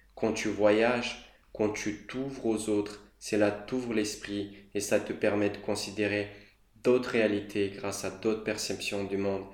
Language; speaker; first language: French; non-native, fluent; Romanian